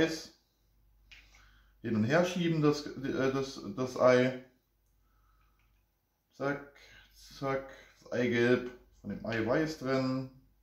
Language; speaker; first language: German; native; German